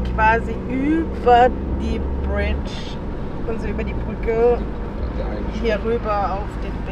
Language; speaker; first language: German; native; German